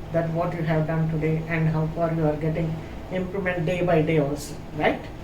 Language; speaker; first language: English; non-native, local second language; Telugu